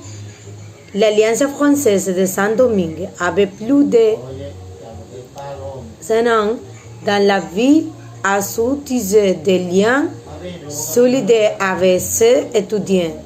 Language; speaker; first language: French; non-native, learner; Spanish